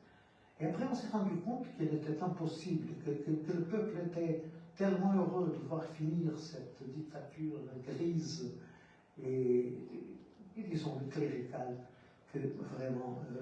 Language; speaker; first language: French; non-native, fluent; Portuguese